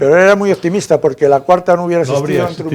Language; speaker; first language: Spanish; native; Spanish